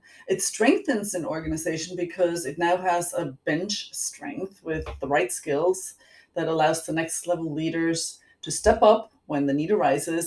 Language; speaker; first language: English; non-native, fluent; German